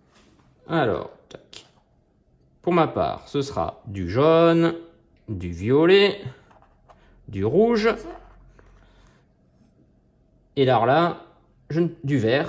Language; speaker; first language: French; native; French